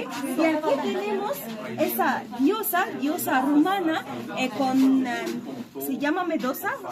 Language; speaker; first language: Spanish; non-native, fluent; Arabic